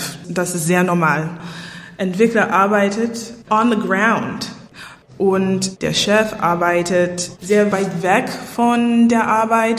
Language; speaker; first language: German; non-native, learner; English